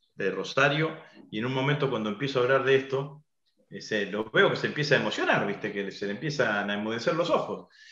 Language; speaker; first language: Spanish; native; Spanish